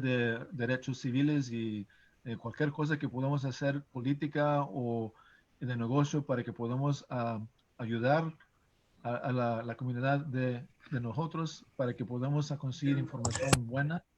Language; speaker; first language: Spanish; non-native, fluent; English